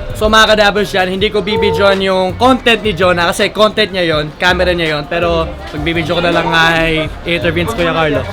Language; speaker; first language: Filipino; native; Filipino